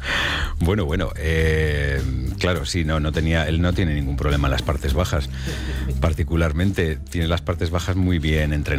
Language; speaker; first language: Spanish; native; Spanish